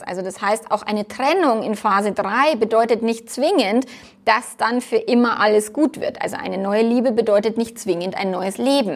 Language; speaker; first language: German; native; German